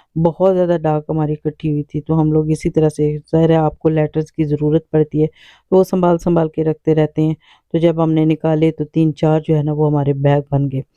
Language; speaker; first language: Urdu; native; Urdu